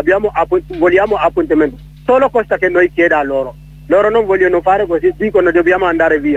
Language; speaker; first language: Italian; non-native, learner; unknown